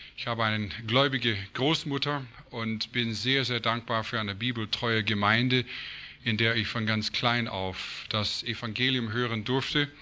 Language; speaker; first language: German; non-native, fluent; English